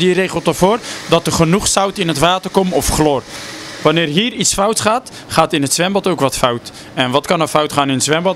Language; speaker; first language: Dutch; native; Dutch